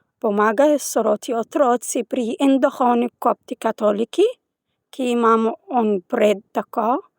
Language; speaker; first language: Slovenian; non-native, learner; Arabic